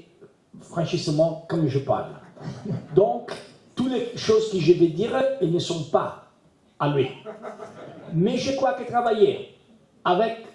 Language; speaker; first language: French; non-native, learner; Italian